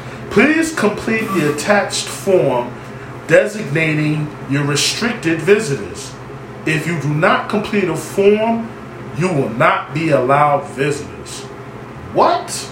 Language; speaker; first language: English; native; English